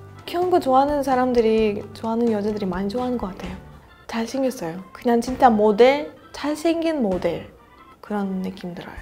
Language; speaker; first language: Korean; non-native, fluent; Russian